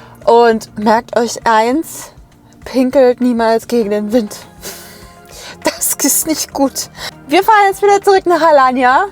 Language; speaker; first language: German; native; German